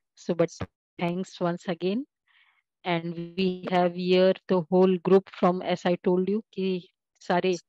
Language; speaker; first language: English; non-native, local second language; Hindi